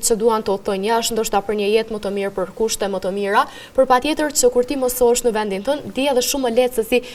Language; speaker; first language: Albanian; native; Albanian